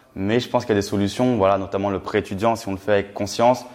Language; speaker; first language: French; native; French